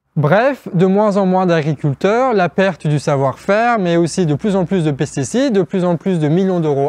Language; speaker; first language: French; native; French